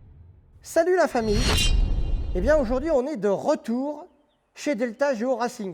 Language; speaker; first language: French; native; French